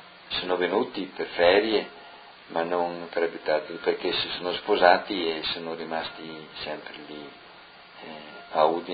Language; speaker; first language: Italian; non-native, local second language; Friulian